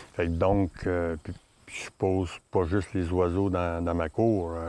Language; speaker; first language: French; native; French